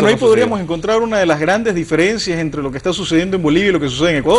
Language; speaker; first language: Spanish; native; Spanish